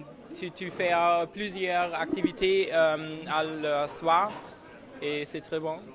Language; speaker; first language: French; non-native, learner; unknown